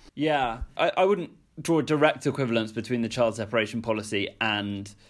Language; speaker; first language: English; native; English